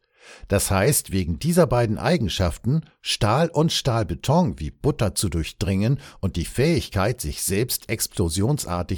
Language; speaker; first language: German; native; German